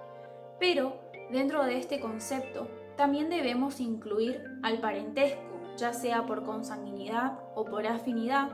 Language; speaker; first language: Spanish; native; Spanish